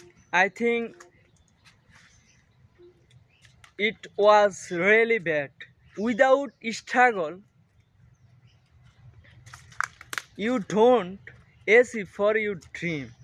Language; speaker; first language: English; non-native, learner; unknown